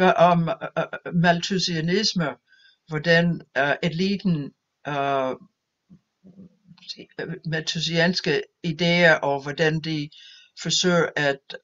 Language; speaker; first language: Danish; non-native, fluent; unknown